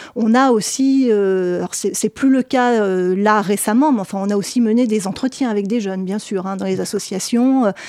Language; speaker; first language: French; native; French